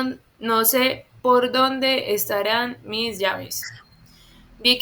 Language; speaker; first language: Spanish; non-native, fluent; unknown